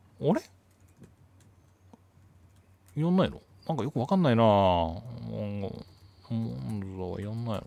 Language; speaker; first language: Japanese; native; Japanese